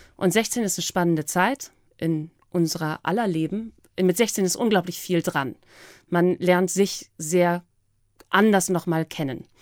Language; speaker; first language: German; native; German